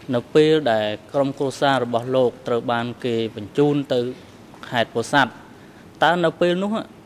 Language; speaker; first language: Khmer; native; Khmer